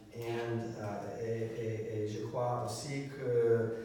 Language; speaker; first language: French; non-native, learner; English